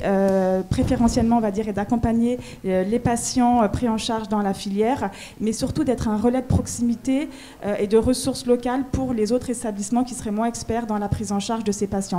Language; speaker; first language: French; native; French